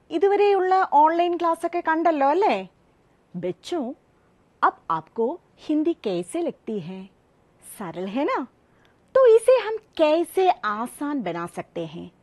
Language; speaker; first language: Hindi; non-native, local second language; Malayalam